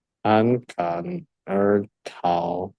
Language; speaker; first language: Chinese; non-native, learner; Indonesian